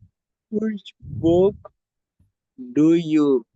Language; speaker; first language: English; non-native, learner; Bangla